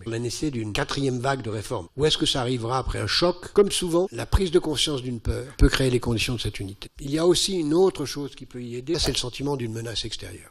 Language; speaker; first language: French; native; French